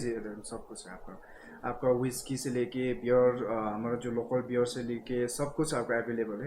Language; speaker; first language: Hindi; non-native, local second language; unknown